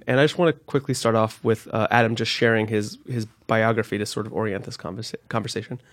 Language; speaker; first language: English; native; English